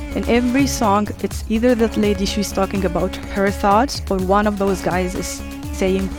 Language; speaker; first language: English; non-native, fluent; Arabic